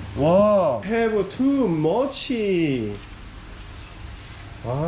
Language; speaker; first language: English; non-native, learner; Korean